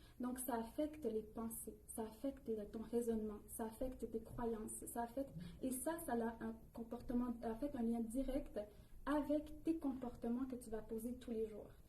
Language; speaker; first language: French; early bilingual, other home language; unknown